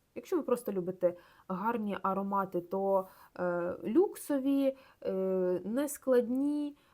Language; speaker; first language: Ukrainian; non-native, local second language; Russian